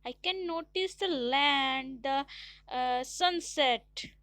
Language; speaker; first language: English; non-native, local second language; Punjabi